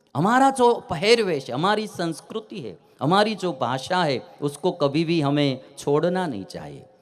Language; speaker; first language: Hindi; non-native, local second language; Gujarati